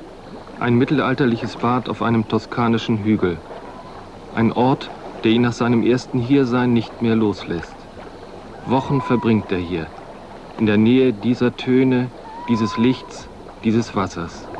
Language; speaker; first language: German; native; German